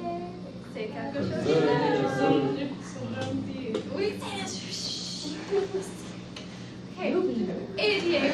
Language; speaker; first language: French; non-native, fluent; English